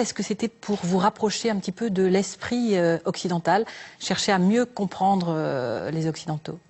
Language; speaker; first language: French; native; French